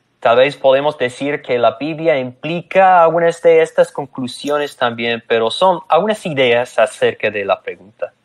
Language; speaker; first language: Spanish; non-native, fluent; English